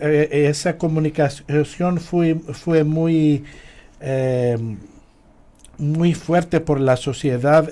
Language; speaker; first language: Spanish; non-native, fluent; Greek